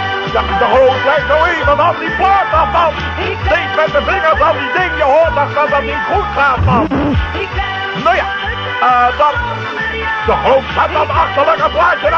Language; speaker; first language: Dutch; native; Dutch